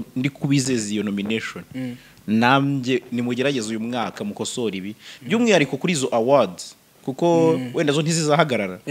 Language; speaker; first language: Kinyarwanda; native; Kinyarwanda